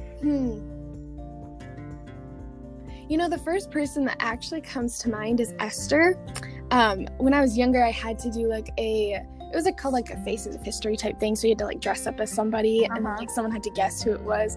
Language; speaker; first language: English; native; English